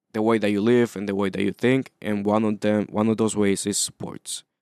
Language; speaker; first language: English; early bilingual, other home language; Spanish